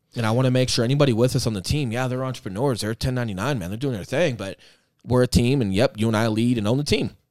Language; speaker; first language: English; native; English